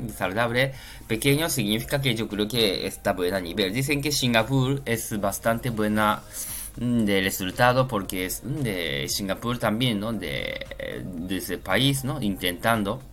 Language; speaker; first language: Spanish; non-native, learner; Japanese